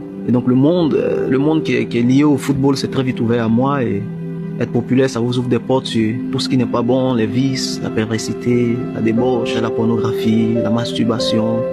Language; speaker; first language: French; native; French